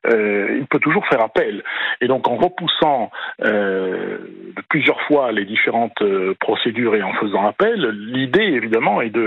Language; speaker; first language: French; native; French